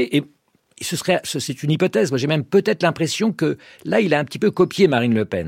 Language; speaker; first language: French; native; French